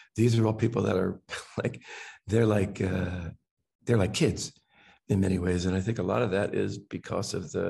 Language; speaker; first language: English; native; English